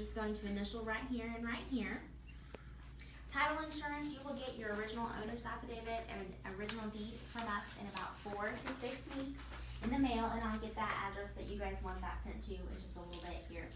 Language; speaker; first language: English; native; English